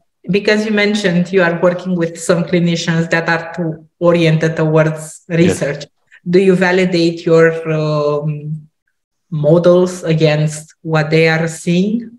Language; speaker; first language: English; non-native, fluent; Romanian